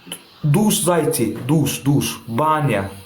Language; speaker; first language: Russian; non-native, learner; Turkmen